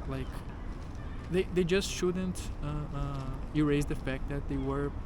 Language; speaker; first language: English; non-native, fluent; Portuguese